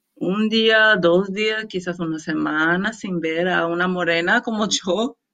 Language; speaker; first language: Spanish; non-native, learner; English